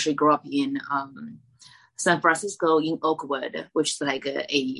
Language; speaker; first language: English; non-native, fluent; Chinese